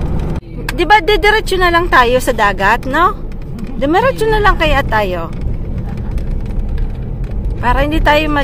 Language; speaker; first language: Filipino; native; Filipino